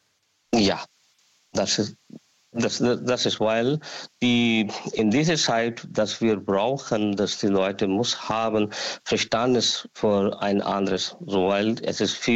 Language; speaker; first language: German; non-native, learner; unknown